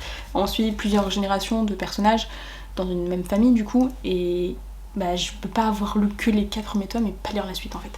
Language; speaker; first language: French; native; French